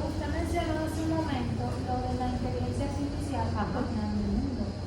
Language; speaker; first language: Spanish; native; Spanish